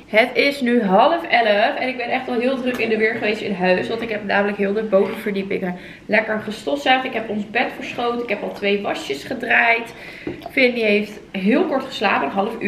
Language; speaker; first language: Dutch; native; Dutch